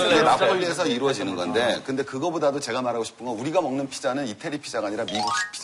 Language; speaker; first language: Korean; native; Korean